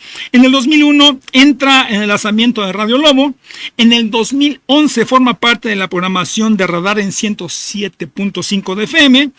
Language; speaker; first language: Spanish; native; Spanish